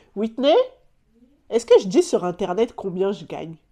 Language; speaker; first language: French; native; French